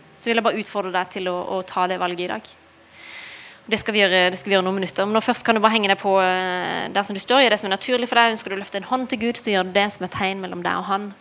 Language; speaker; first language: Norwegian; early bilingual, heritage; Norwegian